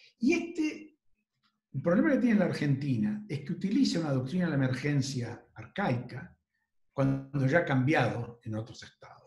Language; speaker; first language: Spanish; native; Spanish